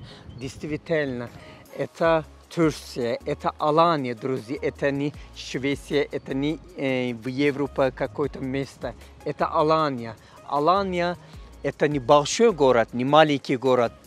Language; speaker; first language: Russian; non-native, learner; Turkish